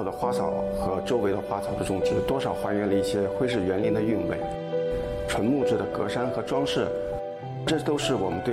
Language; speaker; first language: Chinese; native; Chinese